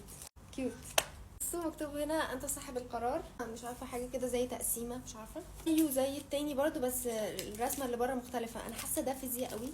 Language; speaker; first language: Arabic; native; Arabic